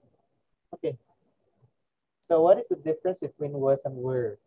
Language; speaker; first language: English; non-native, fluent; Indonesian